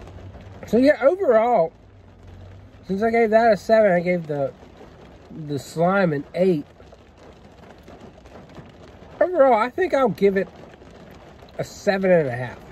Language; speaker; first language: English; native; English